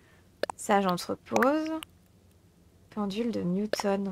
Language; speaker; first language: French; native; French